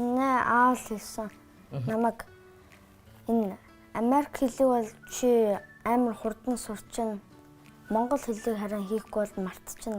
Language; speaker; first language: Mongolian; early bilingual, heritage; Mongolian